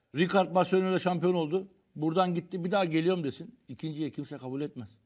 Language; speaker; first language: Turkish; native; Turkish